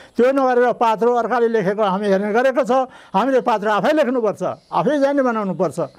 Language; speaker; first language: Nepali; non-native, local second language; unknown